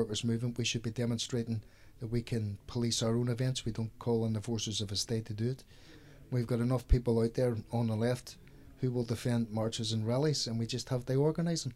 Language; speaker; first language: English; native; English